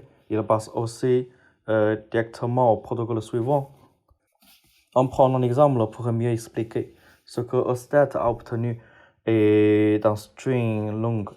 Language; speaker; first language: French; non-native, fluent; Chinese